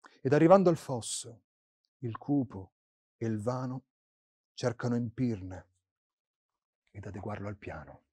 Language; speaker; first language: Italian; native; Italian